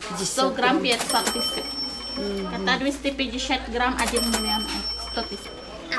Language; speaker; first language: Russian; non-native, learner; Indonesian